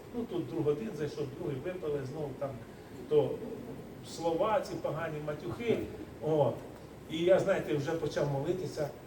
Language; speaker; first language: Ukrainian; native; Ukrainian